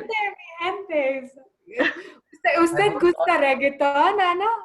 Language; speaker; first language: Spanish; non-native, learner; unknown